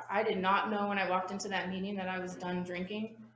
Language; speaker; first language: English; native; English